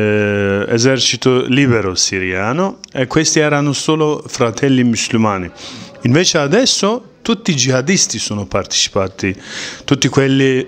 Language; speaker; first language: Italian; non-native, learner; Kurdish